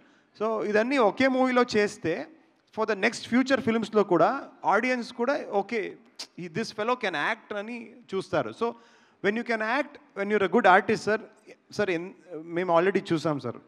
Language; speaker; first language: Telugu; non-native, local second language; Kannada